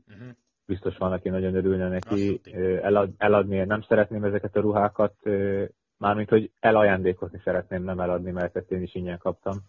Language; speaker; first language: Hungarian; native; Hungarian